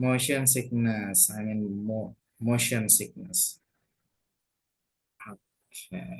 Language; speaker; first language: English; non-native, fluent; Indonesian